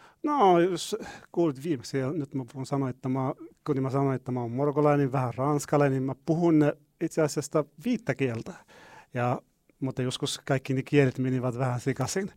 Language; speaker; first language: Finnish; non-native, learner; Arabic